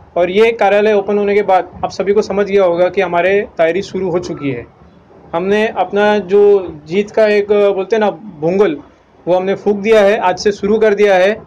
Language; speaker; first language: Hindi; non-native, local second language; Urdu